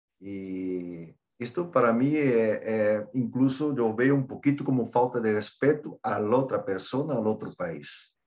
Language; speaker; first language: Spanish; non-native, fluent; Portuguese